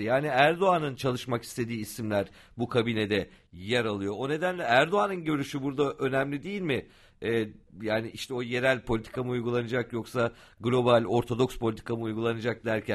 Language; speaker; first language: Turkish; native; Turkish